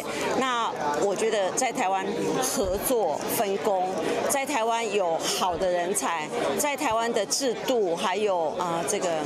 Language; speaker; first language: Chinese; native; Chinese